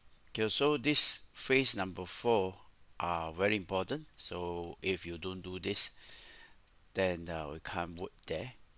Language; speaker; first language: English; non-native, local second language; Chinese